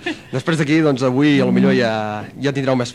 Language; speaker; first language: Catalan; native; Catalan